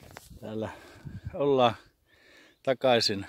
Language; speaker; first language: Finnish; native; Finnish